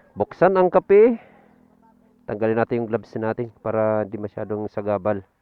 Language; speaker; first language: Filipino; native; Filipino